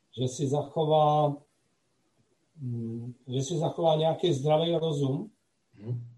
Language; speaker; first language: Czech; non-native, local second language; Slovak